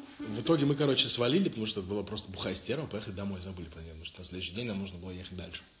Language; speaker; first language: Russian; early bilingual, heritage; Russian